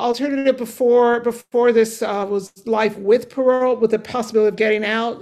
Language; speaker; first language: English; native; English